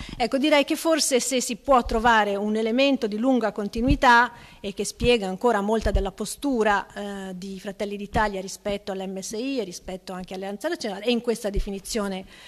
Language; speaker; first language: Italian; native; Italian